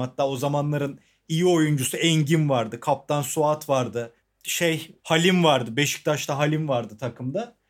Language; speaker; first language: Turkish; native; Turkish